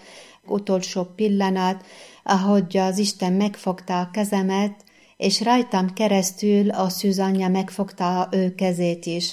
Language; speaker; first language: Hungarian; non-native, fluent; Arabic